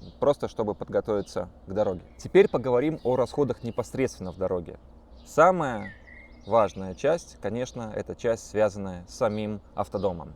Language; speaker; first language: Russian; native; Russian